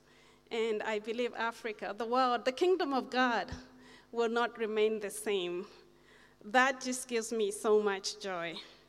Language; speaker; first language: English; non-native, local second language; Kamba